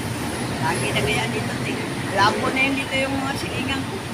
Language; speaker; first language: Filipino; non-native, local second language; Cebuano